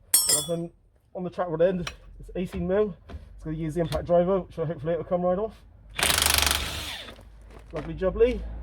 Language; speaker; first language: English; native; English